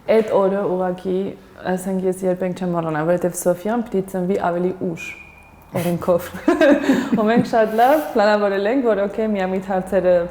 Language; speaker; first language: Armenian; non-native, fluent; Spanish